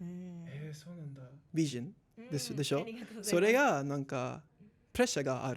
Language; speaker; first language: Japanese; non-native, learner; English